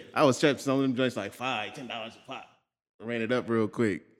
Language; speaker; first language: English; native; English